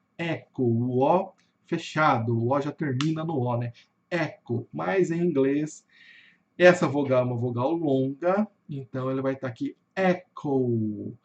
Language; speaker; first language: Portuguese; native; Portuguese